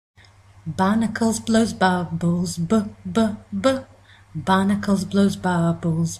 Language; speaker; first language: English; native; English